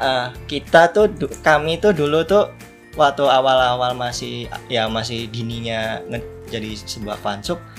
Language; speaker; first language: Indonesian; native; Indonesian